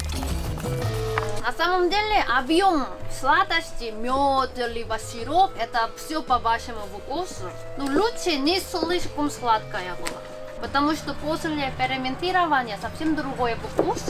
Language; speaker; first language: Russian; non-native, learner; Korean